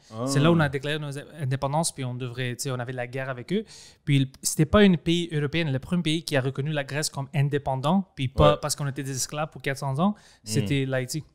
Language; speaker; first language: French; non-native, fluent; Greek